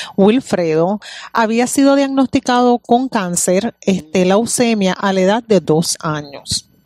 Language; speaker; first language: Spanish; native; Spanish